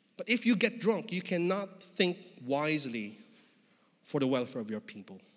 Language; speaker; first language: English; non-native, local second language; Filipino